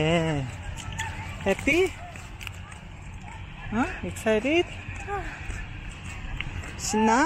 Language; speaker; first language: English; non-native, learner; Korean